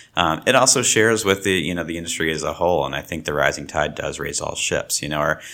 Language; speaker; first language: English; native; English